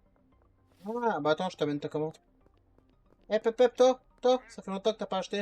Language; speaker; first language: French; native; French